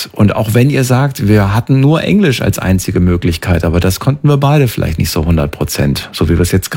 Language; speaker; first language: German; native; German